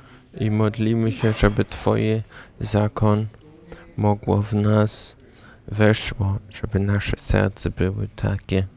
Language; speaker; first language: Polish; non-native, learner; German